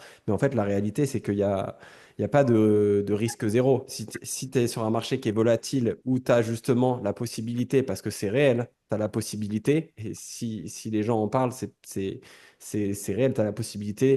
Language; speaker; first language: French; native; French